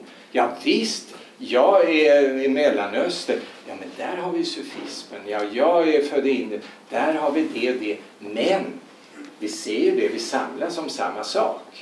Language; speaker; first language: Swedish; native; Swedish